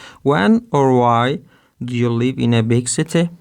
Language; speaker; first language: English; non-native, fluent; Turkish